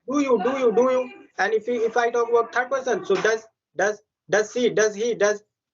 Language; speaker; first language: English; non-native, local second language; Hindi